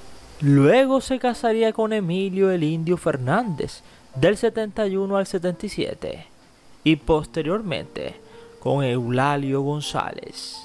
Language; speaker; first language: Spanish; native; Spanish